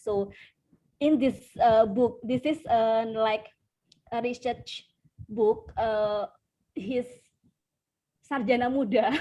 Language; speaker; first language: English; non-native, fluent; Indonesian